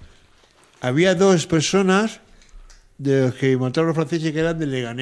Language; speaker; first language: Spanish; native; Spanish